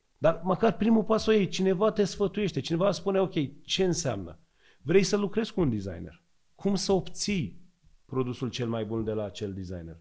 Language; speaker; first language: Romanian; non-native, fluent; Persian